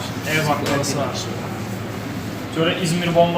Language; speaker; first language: Turkish; native; Turkish